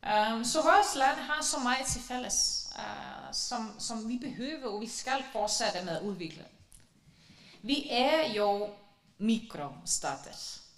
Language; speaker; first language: Danish; non-native, fluent; Icelandic